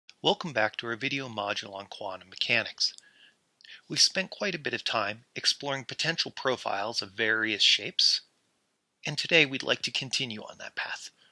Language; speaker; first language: English; native; English